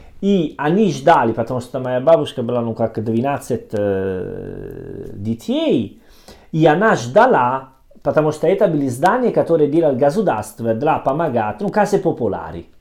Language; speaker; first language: Russian; non-native, learner; Italian